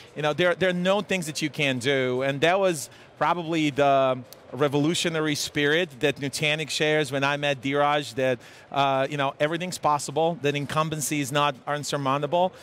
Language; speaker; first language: English; non-native, fluent; Serbian